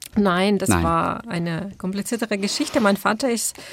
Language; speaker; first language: German; non-native, fluent; Ukrainian